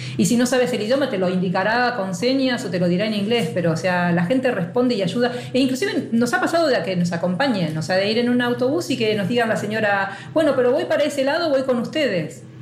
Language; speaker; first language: Spanish; native; Spanish